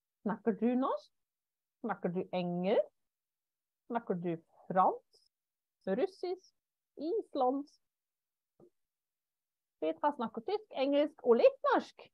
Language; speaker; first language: Norwegian; non-native, fluent; German